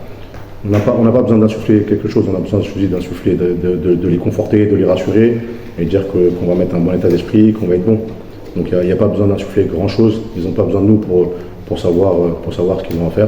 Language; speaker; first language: French; native; French